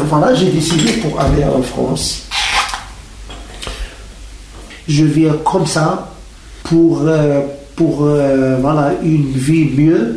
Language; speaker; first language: French; non-native, learner; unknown